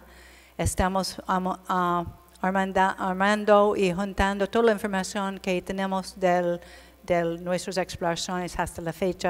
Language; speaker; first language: Spanish; non-native, learner; English